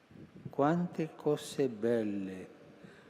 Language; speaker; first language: Italian; non-native, fluent; Spanish